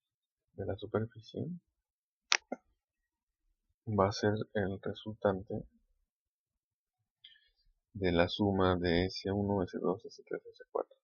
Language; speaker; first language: Spanish; native; Spanish